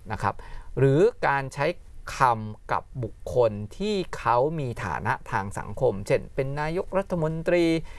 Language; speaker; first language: Thai; native; Thai